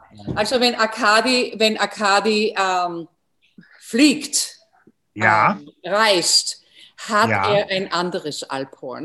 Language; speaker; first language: German; non-native, fluent; English